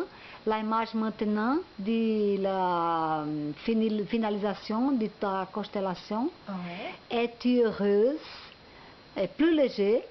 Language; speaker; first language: French; non-native, learner; Portuguese